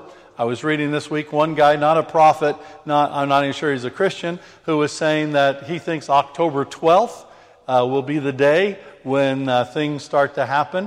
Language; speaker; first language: English; native; English